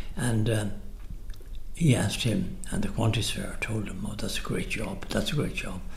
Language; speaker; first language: English; native; English